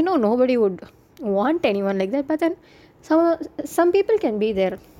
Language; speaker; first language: English; non-native, local second language; Tamil